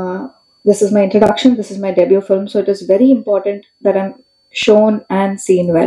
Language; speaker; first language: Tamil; non-native, learner; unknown